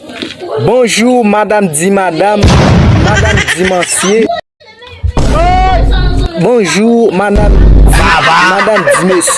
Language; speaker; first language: French; non-native, learner; Haitian Creole